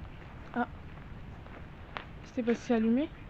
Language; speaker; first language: French; native; French